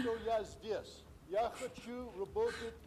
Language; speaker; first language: Russian; non-native, learner; English